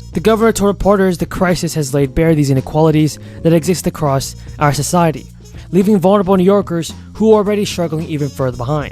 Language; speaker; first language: English; native; English